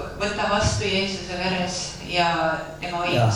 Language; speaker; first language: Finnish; non-native, learner; Estonian